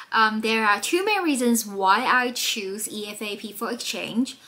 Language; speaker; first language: English; non-native, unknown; Chinese